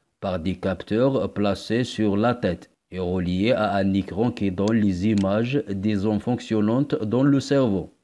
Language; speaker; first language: French; non-native, local second language; Arabic